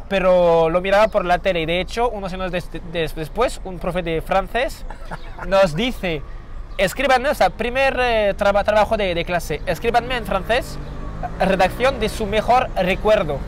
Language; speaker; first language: Spanish; non-native, fluent; French